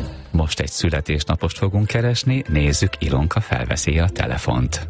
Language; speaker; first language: Hungarian; native; Hungarian